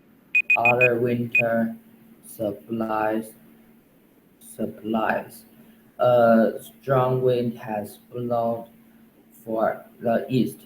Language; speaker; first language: English; non-native, learner; Chinese